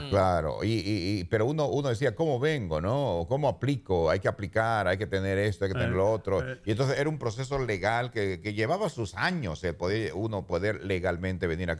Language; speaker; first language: Spanish; native; Spanish